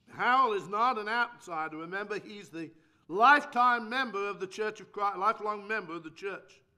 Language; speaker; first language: English; native; English